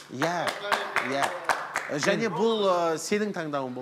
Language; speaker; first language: Kazakh; native; Kazakh